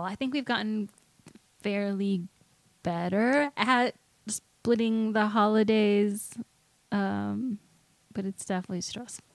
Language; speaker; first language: English; early bilingual, other home language; Spanish